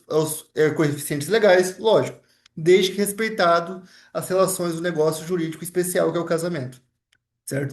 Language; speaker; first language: Portuguese; native; Portuguese